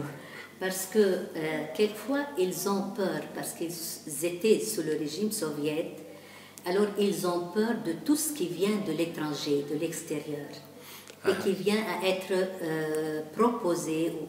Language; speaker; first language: French; non-native, local second language; Arabic